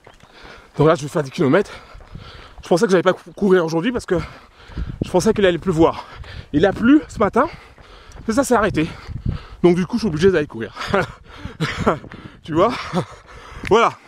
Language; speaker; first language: French; native; French